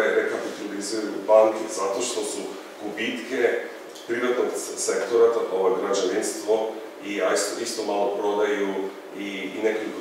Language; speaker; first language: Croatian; non-native, fluent; English